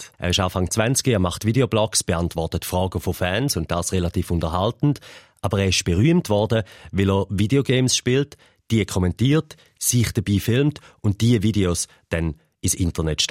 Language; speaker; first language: German; native; German